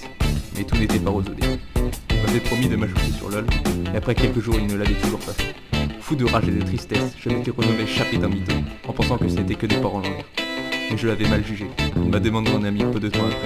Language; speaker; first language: French; native; French